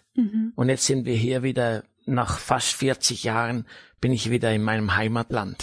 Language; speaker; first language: German; native; German